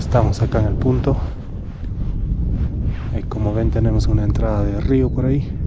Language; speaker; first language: Spanish; native; Spanish